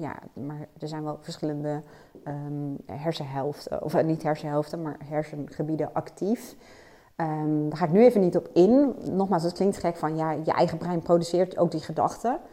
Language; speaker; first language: Dutch; native; Dutch